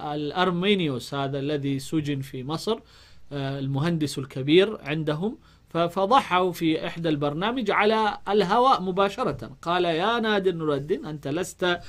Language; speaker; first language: Arabic; non-native, fluent; Amharic